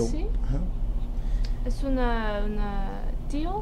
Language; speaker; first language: Spanish; non-native, fluent; English